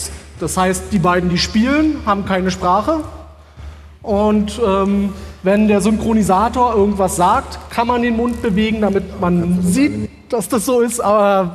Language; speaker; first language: German; native; German